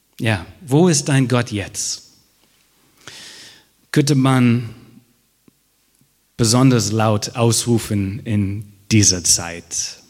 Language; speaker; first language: German; non-native, fluent; English